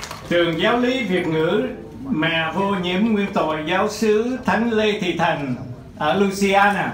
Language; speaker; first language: Vietnamese; native; Vietnamese